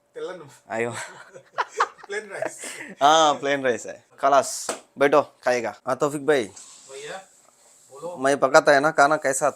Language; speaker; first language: Hindi; non-native, learner; Telugu